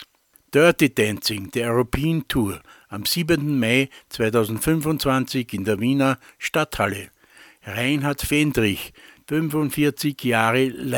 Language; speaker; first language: German; native; German